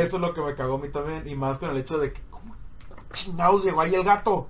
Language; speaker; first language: Spanish; native; Spanish